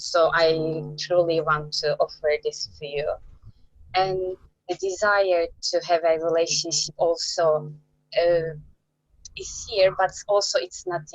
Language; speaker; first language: English; non-native, learner; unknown